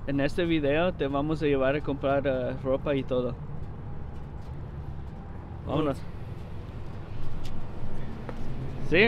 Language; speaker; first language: Spanish; early bilingual, heritage; Spanish